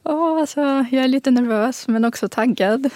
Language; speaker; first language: Swedish; non-native, fluent; Ukrainian